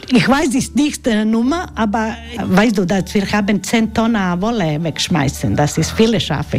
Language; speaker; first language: German; non-native, learner; Croatian